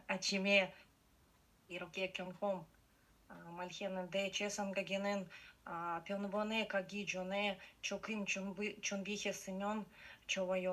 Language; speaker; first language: Korean; non-native, learner; Russian